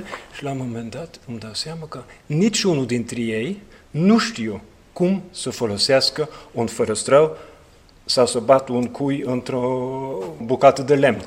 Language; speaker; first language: Romanian; non-native, fluent; Norwegian